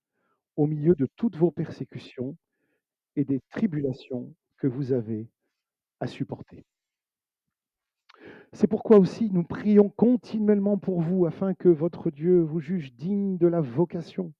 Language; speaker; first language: French; native; French